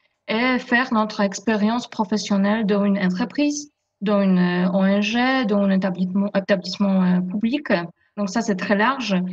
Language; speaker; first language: French; non-native, fluent; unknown